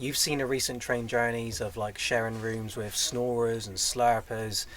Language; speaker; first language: English; native; English